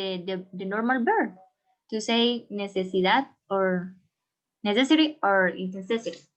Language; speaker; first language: English; non-native, learner; Spanish